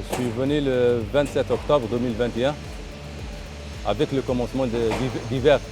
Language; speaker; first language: French; non-native, local second language; Arabic